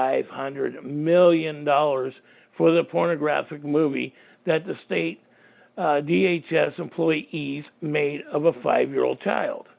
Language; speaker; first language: English; native; English